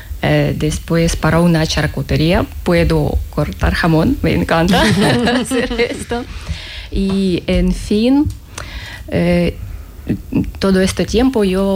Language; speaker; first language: Spanish; non-native, learner; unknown